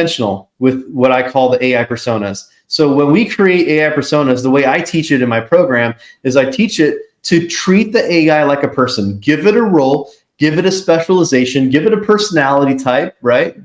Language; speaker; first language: English; native; English